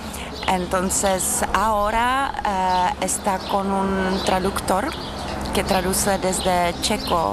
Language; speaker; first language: Spanish; non-native, learner; Czech